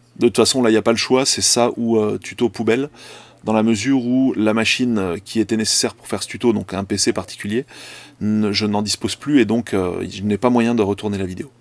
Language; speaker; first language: French; native; French